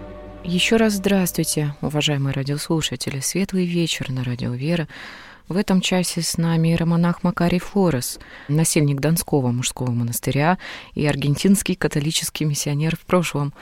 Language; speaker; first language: Russian; native; Russian